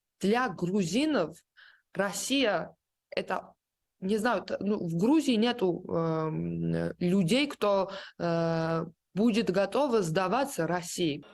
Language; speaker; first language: Russian; non-native, fluent; Georgian